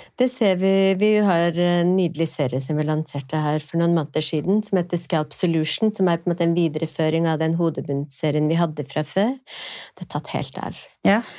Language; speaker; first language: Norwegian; native; Norwegian